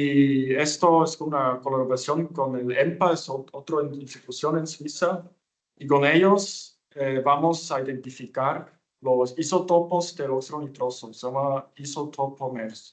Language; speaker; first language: Spanish; non-native, fluent; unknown